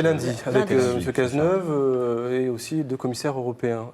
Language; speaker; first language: French; native; French